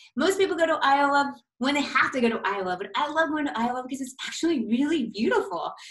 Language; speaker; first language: English; native; English